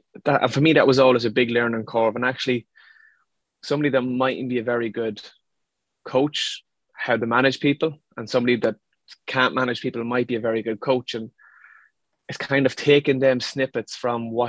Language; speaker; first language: English; native; English